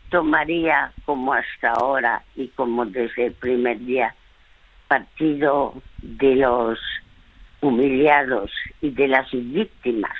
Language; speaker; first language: Spanish; early bilingual, other home language; French